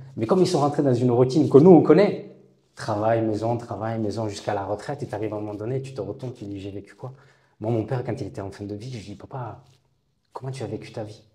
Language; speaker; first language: French; native; French